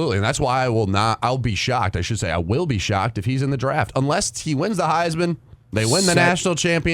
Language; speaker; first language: English; native; English